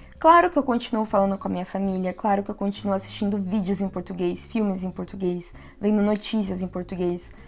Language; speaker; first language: Portuguese; native; Portuguese